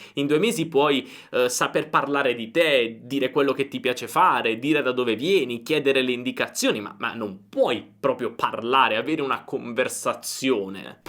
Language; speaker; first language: Italian; native; Italian